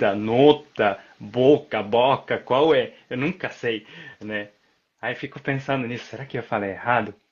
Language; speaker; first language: Portuguese; non-native, fluent; Japanese